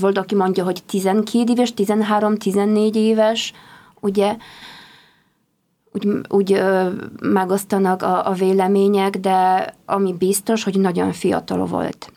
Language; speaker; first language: Hungarian; non-native, fluent; Polish